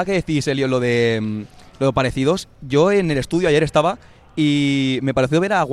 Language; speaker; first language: Spanish; native; Spanish